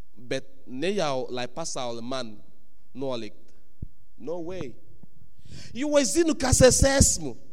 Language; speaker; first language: Latvian; non-native, fluent; English